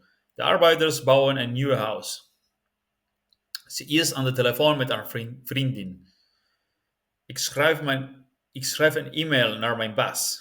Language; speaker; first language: Dutch; non-native, learner; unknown